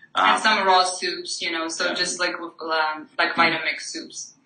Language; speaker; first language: English; non-native, fluent; Ukrainian